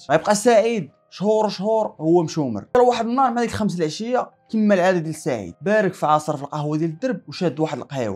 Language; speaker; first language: Arabic; native; Arabic